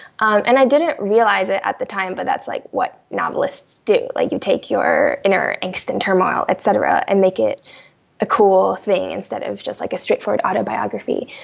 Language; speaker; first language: English; early bilingual, other home language; Chinese